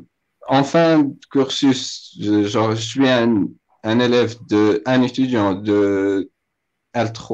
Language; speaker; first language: French; non-native, local second language; Arabic